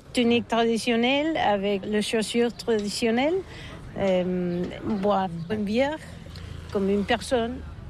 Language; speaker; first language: French; non-native, learner; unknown